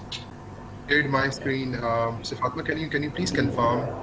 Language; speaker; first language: English; non-native, local second language; Urdu